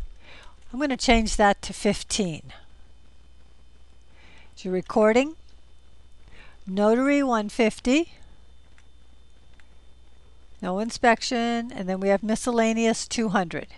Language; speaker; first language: English; native; English